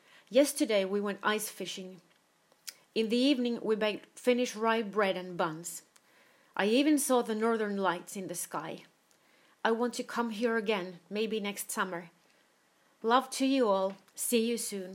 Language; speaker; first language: English; non-native, fluent; Finnish